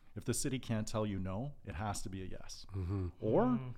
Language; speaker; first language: English; native; English